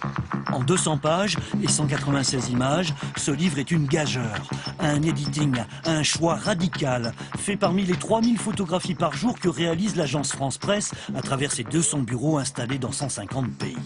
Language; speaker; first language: French; native; French